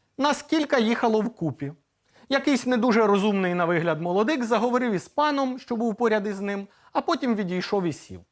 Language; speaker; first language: Ukrainian; native; Ukrainian